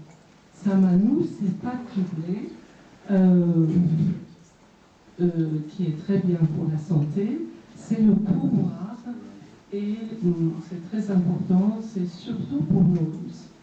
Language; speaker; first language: French; non-native, fluent; Persian